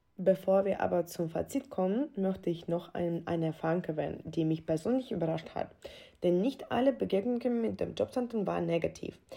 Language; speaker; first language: German; non-native, fluent; Ukrainian